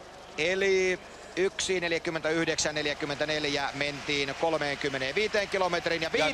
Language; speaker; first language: Finnish; native; Finnish